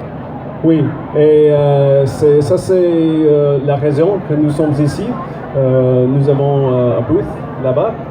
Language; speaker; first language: French; non-native, learner; English